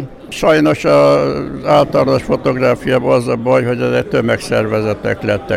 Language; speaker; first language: Hungarian; native; Hungarian